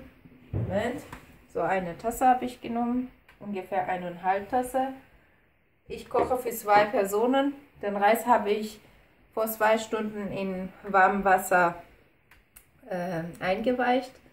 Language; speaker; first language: German; non-native, fluent; Persian